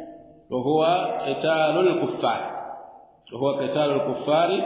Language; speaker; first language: Arabic; non-native, fluent; Swahili